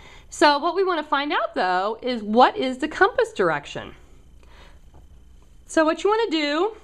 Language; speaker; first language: English; native; English